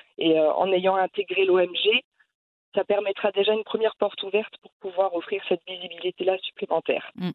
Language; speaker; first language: French; native; French